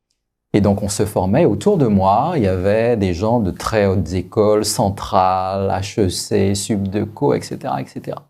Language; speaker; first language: French; native; French